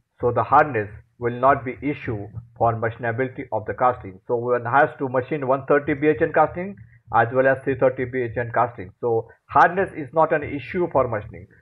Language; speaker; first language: English; non-native, local second language; Marathi